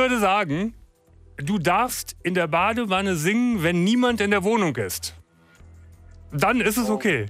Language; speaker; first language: German; native; German